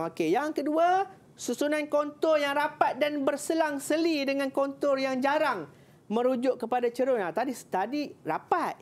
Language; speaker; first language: Malay; native; Malay